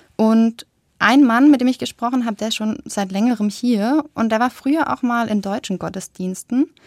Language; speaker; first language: German; native; German